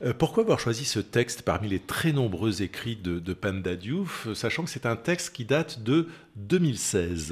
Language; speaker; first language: French; native; French